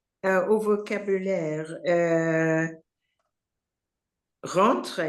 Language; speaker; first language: French; non-native, learner; English